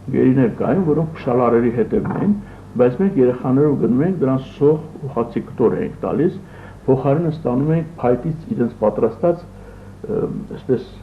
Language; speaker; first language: Armenian; early bilingual, other home language; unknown